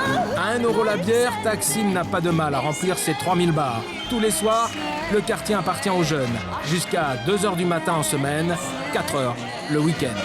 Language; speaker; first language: French; native; French